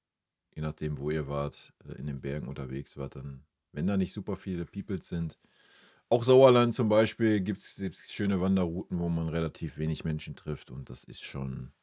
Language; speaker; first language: German; native; German